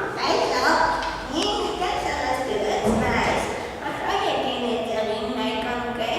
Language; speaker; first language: Basque; non-native, learner; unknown